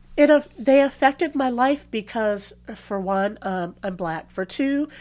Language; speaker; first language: English; native; English